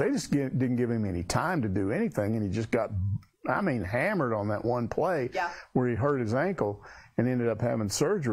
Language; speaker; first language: English; native; English